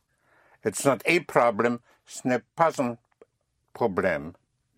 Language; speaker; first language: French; non-native, fluent; English